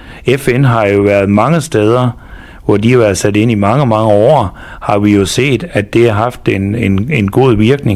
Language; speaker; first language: Danish; native; Danish